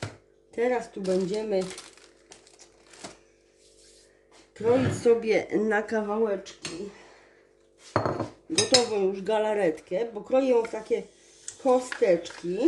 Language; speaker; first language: Polish; native; Polish